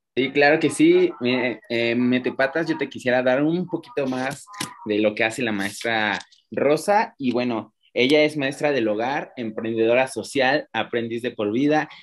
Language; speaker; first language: Spanish; native; Spanish